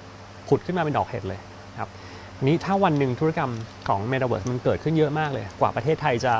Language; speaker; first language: Thai; native; Thai